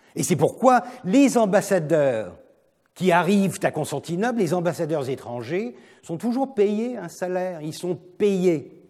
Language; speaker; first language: French; non-native, fluent; Turkish